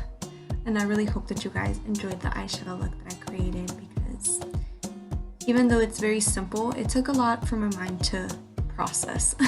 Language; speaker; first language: English; native; English